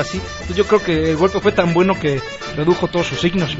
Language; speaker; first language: Spanish; native; Spanish